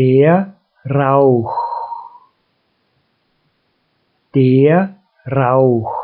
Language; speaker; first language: German; native; German